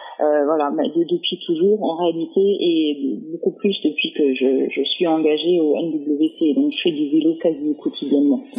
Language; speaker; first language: French; non-native, fluent; German